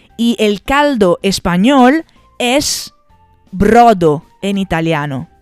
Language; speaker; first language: Spanish; non-native, fluent; Italian